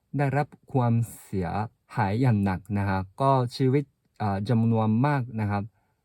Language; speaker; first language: Thai; non-native, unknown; Japanese